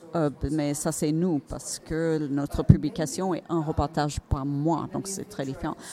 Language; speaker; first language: French; non-native, fluent; Finnish